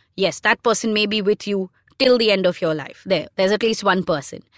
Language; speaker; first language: English; non-native, local second language; Hindi